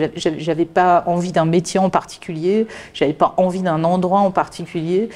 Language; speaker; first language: French; native; French